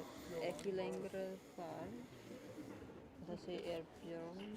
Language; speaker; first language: Icelandic; non-native, learner; English